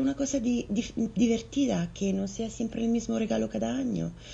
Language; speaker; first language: Spanish; non-native, fluent; Italian